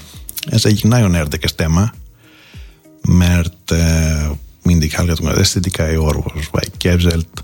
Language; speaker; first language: Hungarian; non-native, fluent; Greek